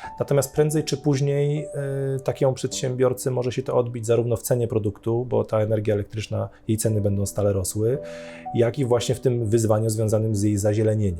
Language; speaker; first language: Polish; native; Polish